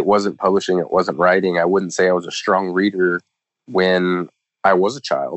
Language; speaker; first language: English; native; English